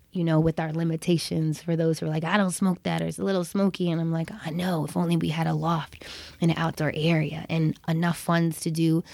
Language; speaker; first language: English; native; English